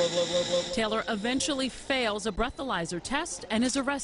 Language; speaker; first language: English; native; English